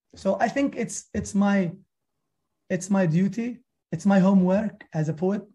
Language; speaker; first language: English; non-native, fluent; Arabic